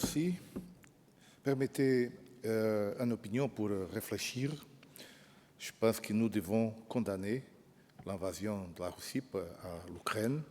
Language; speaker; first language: French; non-native, fluent; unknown